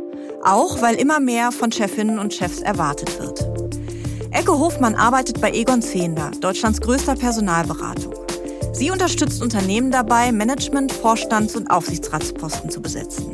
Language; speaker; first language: German; native; German